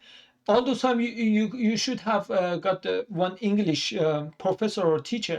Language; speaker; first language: English; non-native, fluent; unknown